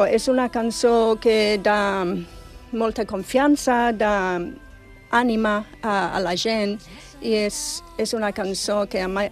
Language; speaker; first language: Catalan; non-native, fluent; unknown